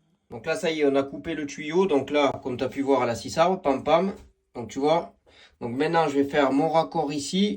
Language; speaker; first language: French; native; French